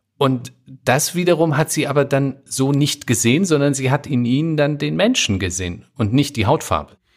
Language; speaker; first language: German; native; German